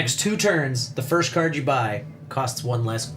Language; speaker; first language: English; native; English